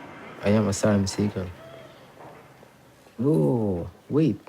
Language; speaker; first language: English; non-native, learner; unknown